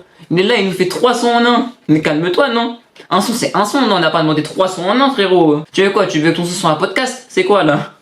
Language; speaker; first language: French; native; French